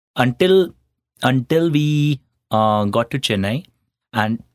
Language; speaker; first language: English; non-native, local second language; Hindi